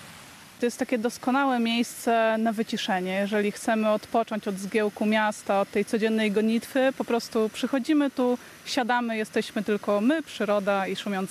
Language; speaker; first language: Polish; native; Polish